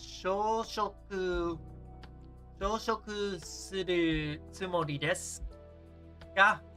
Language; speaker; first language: Japanese; non-native, learner; English